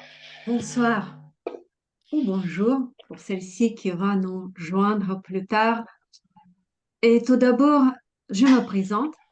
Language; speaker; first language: French; non-native, fluent; Russian